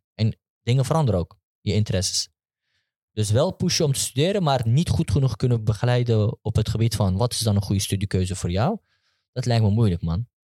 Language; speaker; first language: Dutch; native; Dutch